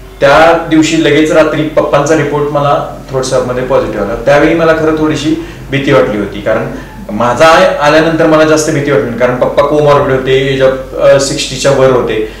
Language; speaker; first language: Marathi; native; Marathi